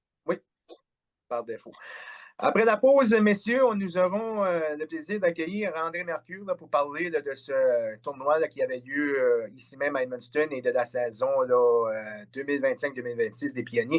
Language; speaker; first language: French; native; French